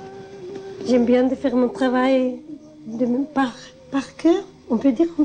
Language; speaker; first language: French; non-native, learner; Spanish